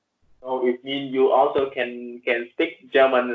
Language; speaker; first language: English; non-native, learner; Vietnamese